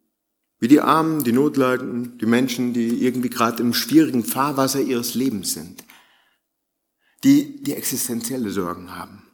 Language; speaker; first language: German; native; German